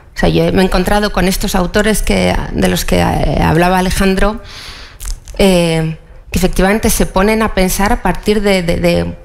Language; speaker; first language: Spanish; native; Spanish